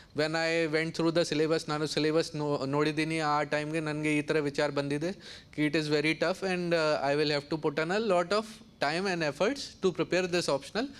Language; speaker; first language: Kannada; non-native, learner; Hindi